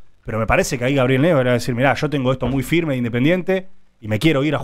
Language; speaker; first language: Spanish; native; Spanish